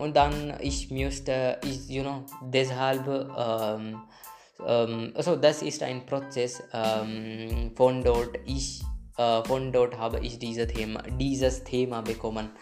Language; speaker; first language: German; non-native, learner; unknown